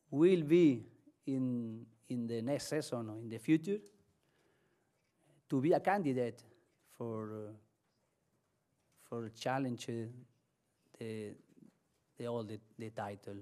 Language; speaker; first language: English; non-native, learner; Spanish